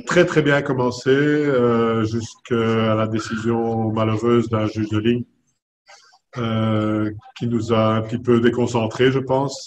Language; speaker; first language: French; native; French